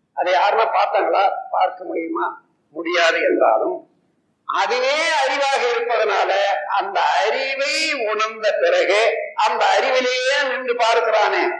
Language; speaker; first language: Tamil; native; Tamil